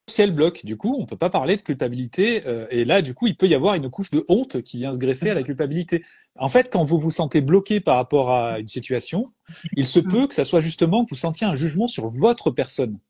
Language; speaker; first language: French; native; French